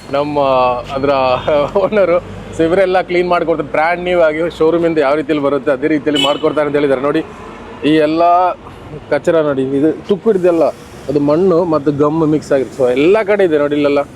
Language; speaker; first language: Kannada; non-native, local second language; Malayalam